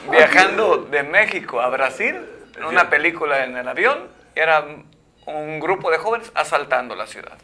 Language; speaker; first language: Spanish; native; Spanish